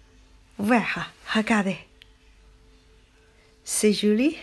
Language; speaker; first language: French; non-native, learner; Chinese